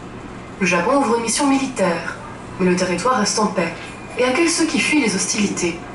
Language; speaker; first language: French; native; French